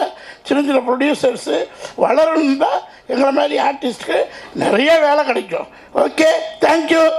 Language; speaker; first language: Tamil; native; Tamil